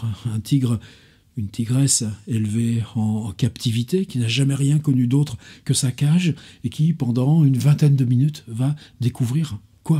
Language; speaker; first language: French; native; French